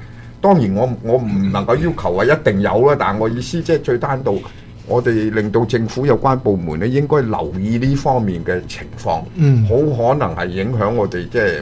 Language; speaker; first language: Chinese; native; Chinese